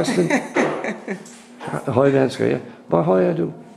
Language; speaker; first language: Danish; non-native, learner; English